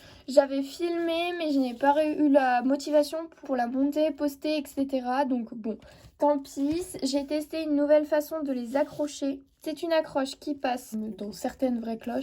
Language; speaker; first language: French; native; French